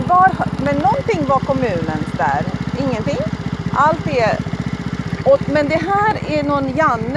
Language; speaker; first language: Swedish; non-native, fluent; Latvian